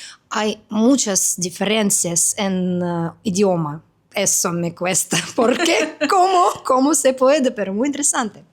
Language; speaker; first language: Spanish; non-native, fluent; Russian